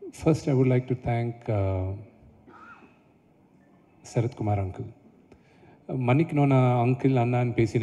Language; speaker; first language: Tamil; non-native, local second language; Telugu